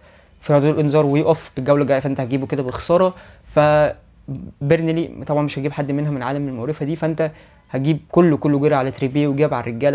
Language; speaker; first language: Arabic; native; Arabic